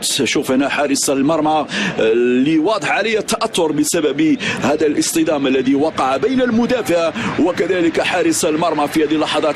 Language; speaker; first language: Arabic; native; Arabic